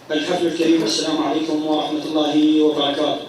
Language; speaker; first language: Arabic; native; Arabic